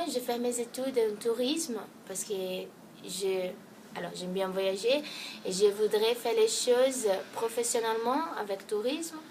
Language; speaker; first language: French; non-native, learner; Portuguese